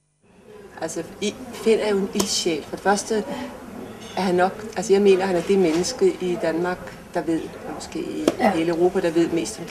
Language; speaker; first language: Danish; native; Danish